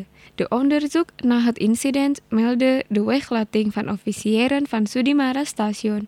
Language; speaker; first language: Dutch; non-native, learner; Indonesian